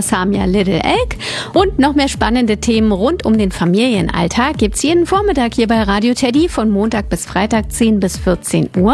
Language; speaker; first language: German; native; German